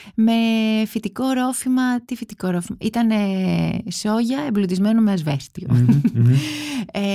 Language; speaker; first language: Greek; native; Greek